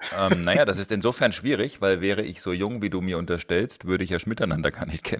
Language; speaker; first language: German; native; German